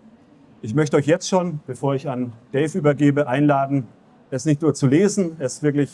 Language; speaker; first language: German; native; German